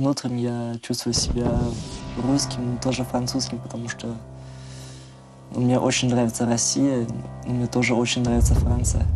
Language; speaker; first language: Russian; early bilingual, heritage; Russian